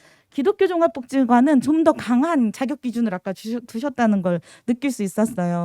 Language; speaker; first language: Korean; native; Korean